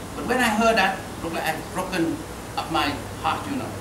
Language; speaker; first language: English; non-native, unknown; Vietnamese